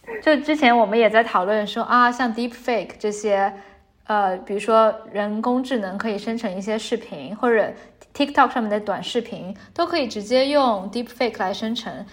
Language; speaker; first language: Chinese; native; Chinese